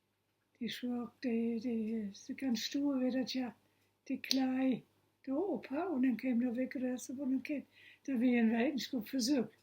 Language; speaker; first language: German; non-native, local second language; Low German